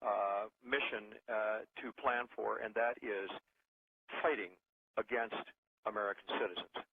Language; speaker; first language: English; native; English